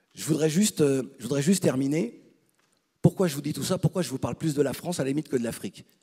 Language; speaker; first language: French; native; French